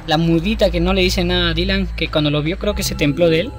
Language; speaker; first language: Spanish; native; Spanish